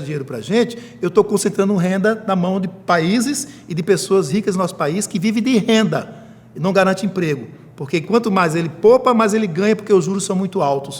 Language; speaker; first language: Portuguese; native; Portuguese